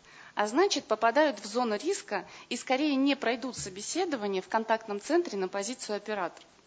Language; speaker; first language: Russian; native; Russian